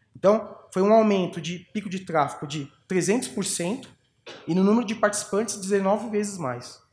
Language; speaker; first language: Portuguese; native; Portuguese